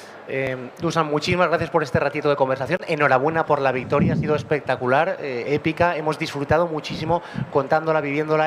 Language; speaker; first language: Spanish; native; Spanish